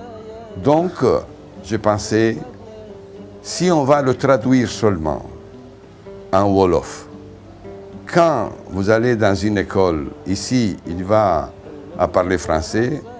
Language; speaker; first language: French; non-native, fluent; Italian